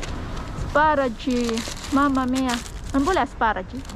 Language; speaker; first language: Italian; non-native, learner; Filipino